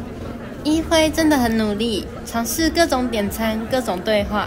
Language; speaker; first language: Chinese; native; Chinese